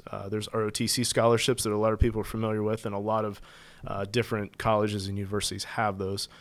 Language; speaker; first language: English; native; English